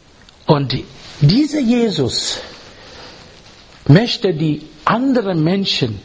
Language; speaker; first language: German; non-native, fluent; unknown